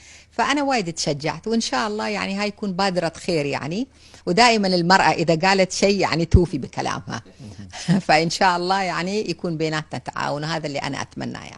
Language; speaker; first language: Arabic; native; Arabic